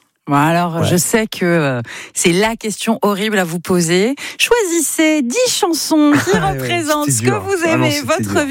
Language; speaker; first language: French; native; French